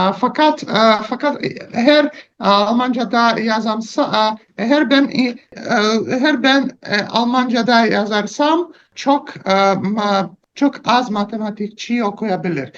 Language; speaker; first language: Turkish; non-native, learner; Russian